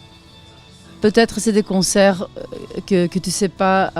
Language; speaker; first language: French; non-native, local second language; Dutch